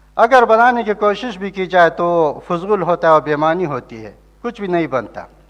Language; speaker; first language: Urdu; non-native, local second language; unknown